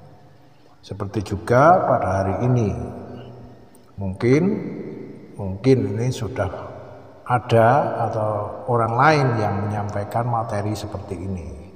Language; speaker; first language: Indonesian; native; Indonesian